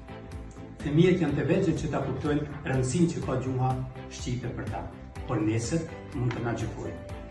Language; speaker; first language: Albanian; native; Albanian